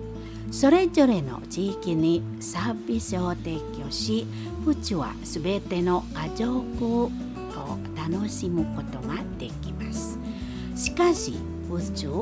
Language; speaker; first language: Japanese; non-native, fluent; Indonesian